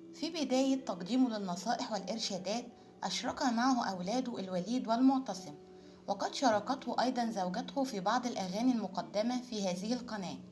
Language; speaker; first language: Arabic; native; Arabic